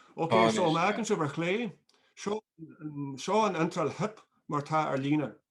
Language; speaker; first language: Irish; native; Irish